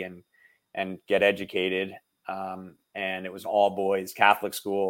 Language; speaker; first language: English; native; English